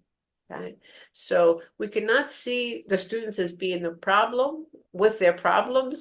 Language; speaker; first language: English; non-native, fluent; Greek